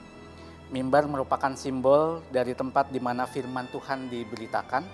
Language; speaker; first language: Indonesian; native; Indonesian